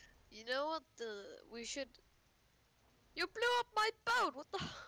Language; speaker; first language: English; non-native, fluent; Danish